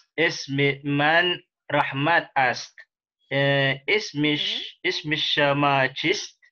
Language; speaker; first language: Persian; non-native, learner; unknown